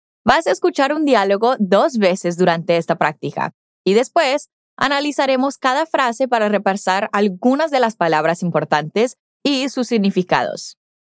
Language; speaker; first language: Spanish; non-native, fluent; English